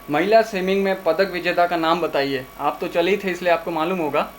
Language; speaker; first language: Hindi; non-native, local second language; Gujarati